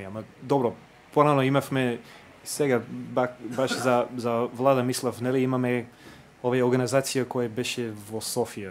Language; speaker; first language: Macedonian; non-native, fluent; English